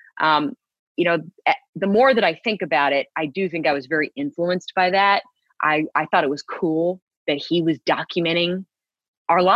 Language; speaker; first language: English; native; English